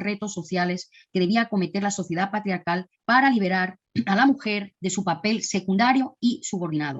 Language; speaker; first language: Spanish; native; Spanish